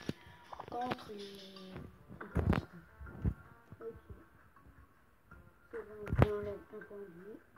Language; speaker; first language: French; native; French